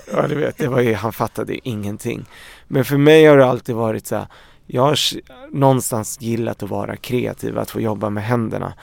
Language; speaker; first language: Swedish; early bilingual, other home language; Arabic